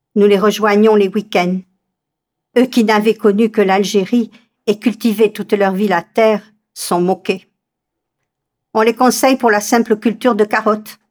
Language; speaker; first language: French; native; French